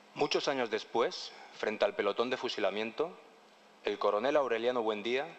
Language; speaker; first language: Spanish; non-native, local second language; Catalan